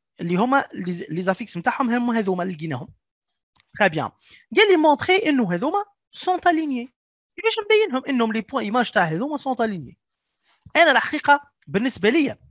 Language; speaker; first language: French; non-native, local second language; Arabic